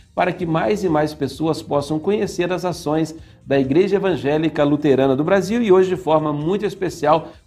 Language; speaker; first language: Portuguese; native; Portuguese